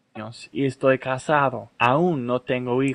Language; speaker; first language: Spanish; non-native, fluent; English